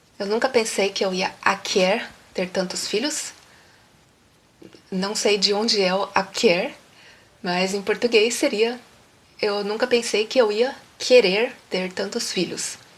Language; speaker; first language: Portuguese; native; Portuguese